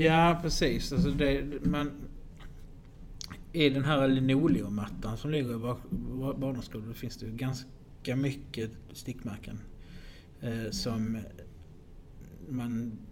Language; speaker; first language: Swedish; native; Swedish